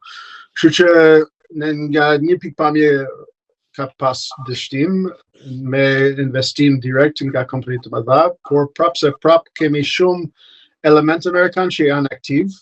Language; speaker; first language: Albanian; non-native, fluent; English